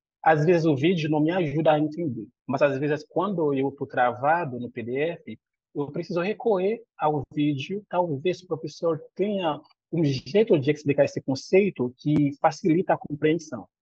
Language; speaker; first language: Portuguese; non-native, fluent; Haitian Creole